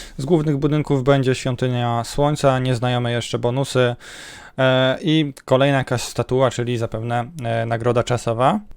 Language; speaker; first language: Polish; native; Polish